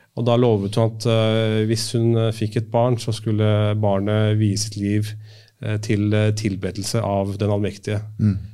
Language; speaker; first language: Norwegian; early bilingual, other home language; Urdu